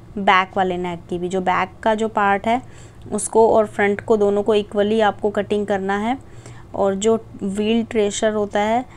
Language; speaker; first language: Hindi; native; Hindi